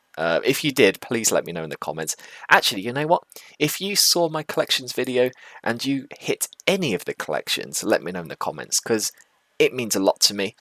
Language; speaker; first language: English; native; English